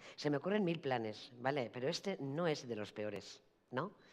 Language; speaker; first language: Spanish; native; Spanish